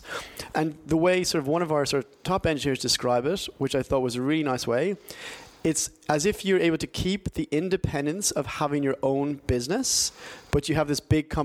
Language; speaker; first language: English; native; English